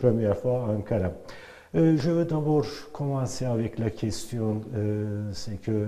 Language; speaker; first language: French; non-native, learner; Turkish